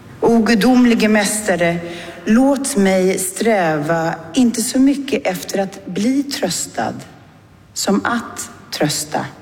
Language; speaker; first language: Swedish; native; Swedish